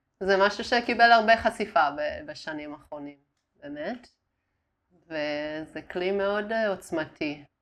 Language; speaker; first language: Hebrew; non-native, fluent; Italian